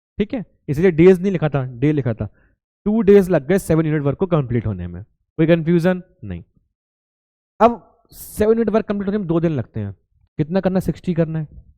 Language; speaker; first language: Hindi; native; Hindi